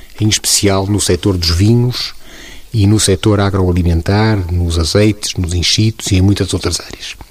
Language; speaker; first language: Portuguese; native; Portuguese